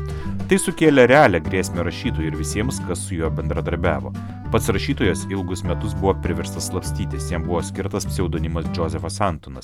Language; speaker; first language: Lithuanian; native; Lithuanian